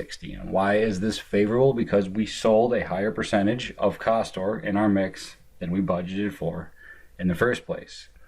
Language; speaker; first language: English; native; English